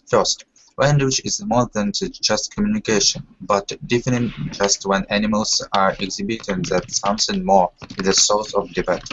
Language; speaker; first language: English; non-native, learner; Russian